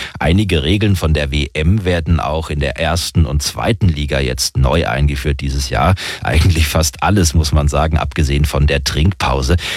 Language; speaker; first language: German; native; German